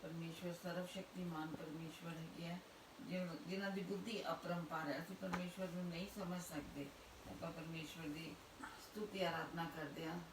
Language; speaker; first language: Hindi; non-native, local second language; Punjabi